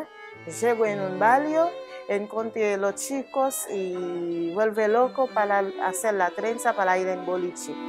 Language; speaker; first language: Spanish; non-native, learner; Haitian Creole